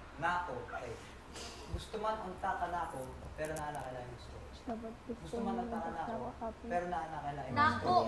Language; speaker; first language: Cebuano; non-native, learner; Filipino